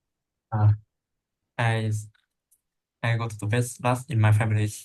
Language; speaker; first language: English; non-native, learner; Vietnamese